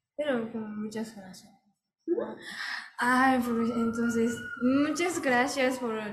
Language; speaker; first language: Spanish; non-native, learner; Japanese